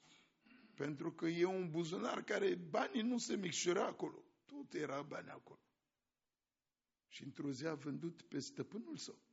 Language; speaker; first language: Romanian; non-native, fluent; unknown